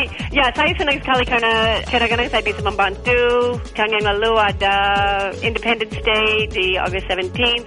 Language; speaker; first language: Indonesian; non-native, learner; English